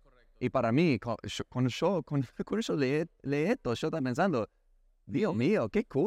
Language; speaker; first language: Spanish; non-native, learner; English